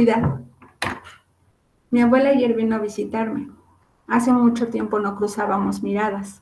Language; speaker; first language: Spanish; non-native, local second language; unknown